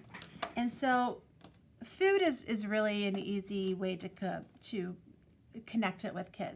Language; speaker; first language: English; native; English